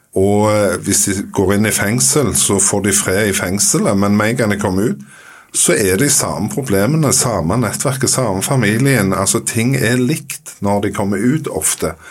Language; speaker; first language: Norwegian; native; Norwegian